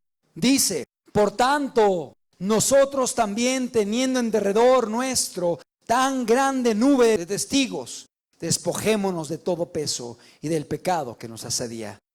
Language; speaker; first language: Spanish; native; Spanish